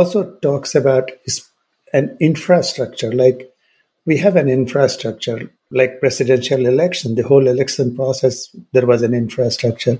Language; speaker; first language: English; non-native, local second language; Hindi